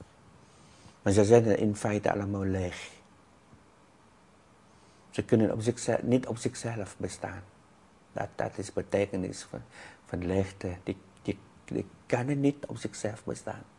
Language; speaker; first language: Dutch; non-native, fluent; Vietnamese